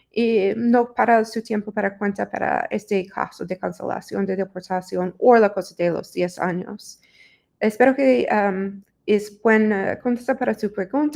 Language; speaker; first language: Spanish; non-native, learner; English